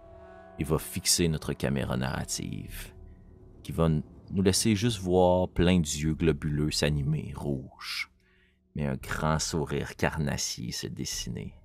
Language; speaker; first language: French; native; French